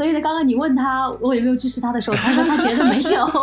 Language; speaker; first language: Chinese; native; Chinese